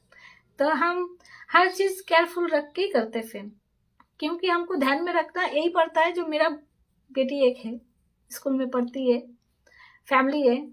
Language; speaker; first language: Hindi; non-native, local second language; Bangla